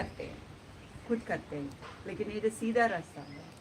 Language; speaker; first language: Hindi; non-native, local second language; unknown